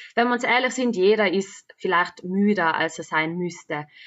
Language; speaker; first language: German; native; German